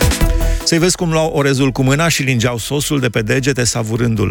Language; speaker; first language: Romanian; native; Romanian